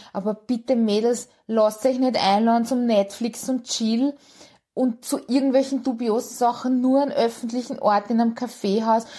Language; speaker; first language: German; early bilingual, other home language; Hungarian